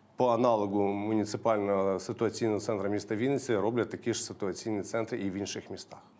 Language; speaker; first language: Ukrainian; native; Ukrainian